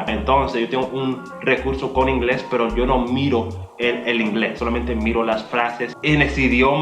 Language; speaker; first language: Spanish; non-native, fluent; English